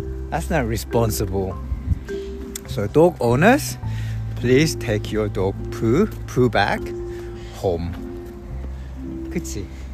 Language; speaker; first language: English; non-native, fluent; Korean